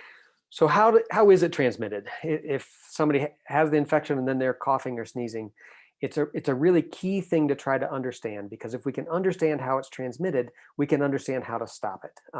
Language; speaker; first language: English; native; English